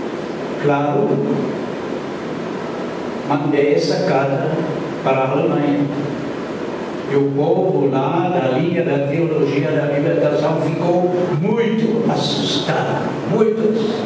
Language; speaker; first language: Portuguese; non-native, fluent; German